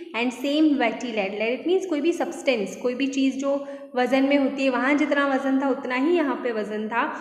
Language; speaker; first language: Hindi; non-native, local second language; Gujarati